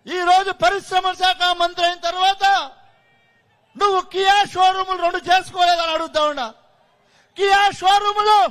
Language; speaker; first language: Telugu; native; Telugu